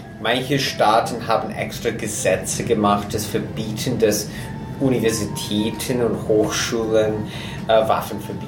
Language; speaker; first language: German; non-native, fluent; English